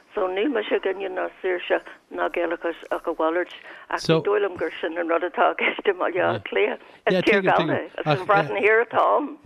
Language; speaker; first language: Irish; non-native, local second language; English